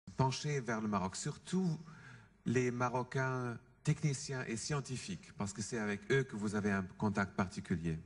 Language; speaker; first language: French; non-native, fluent; German